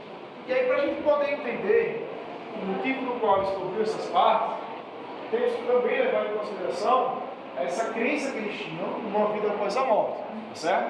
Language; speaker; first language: Portuguese; native; Portuguese